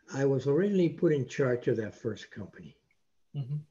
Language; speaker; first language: English; non-native, fluent; Spanish